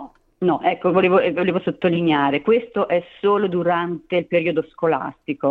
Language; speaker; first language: Italian; native; Italian